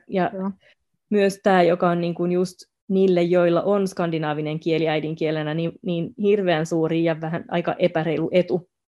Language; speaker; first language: Finnish; non-native, local second language; Swedish